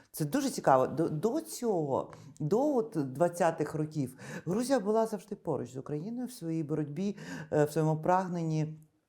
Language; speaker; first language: Ukrainian; native; Ukrainian